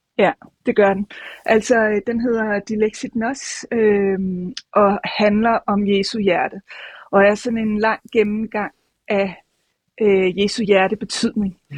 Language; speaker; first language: Danish; native; Danish